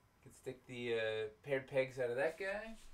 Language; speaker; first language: English; native; English